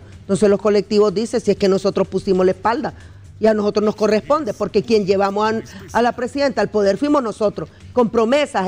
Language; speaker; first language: Spanish; native; Spanish